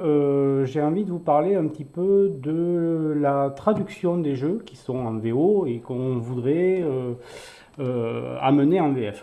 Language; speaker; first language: French; native; French